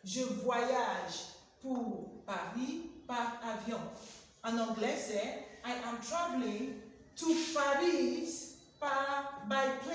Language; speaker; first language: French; non-native, fluent; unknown